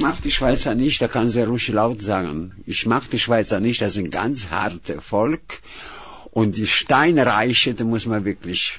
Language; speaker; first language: German; non-native, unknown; Russian